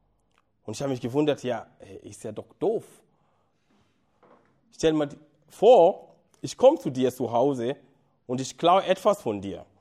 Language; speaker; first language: German; non-native, fluent; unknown